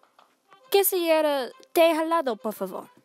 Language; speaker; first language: Spanish; non-native, learner; English